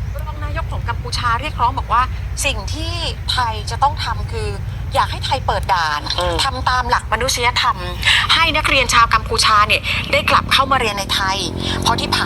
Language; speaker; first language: Thai; native; Thai